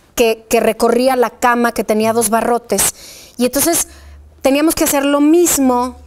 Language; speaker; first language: Spanish; early bilingual, other home language; Polish